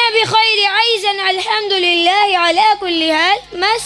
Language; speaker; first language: Arabic; non-native, learner; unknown